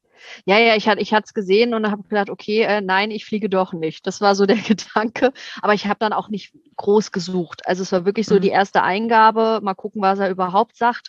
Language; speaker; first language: German; native; German